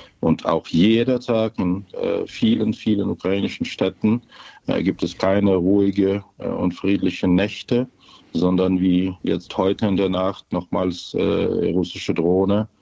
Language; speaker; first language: German; non-native, fluent; Ukrainian